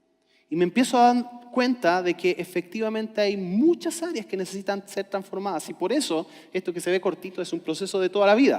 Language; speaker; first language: Spanish; native; Spanish